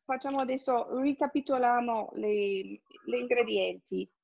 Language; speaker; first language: Italian; non-native, fluent; English